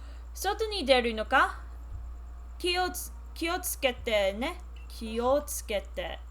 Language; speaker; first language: Japanese; non-native, learner; English